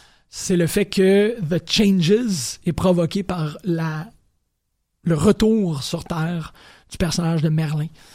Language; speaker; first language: French; native; French